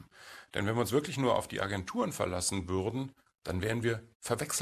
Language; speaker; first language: German; native; German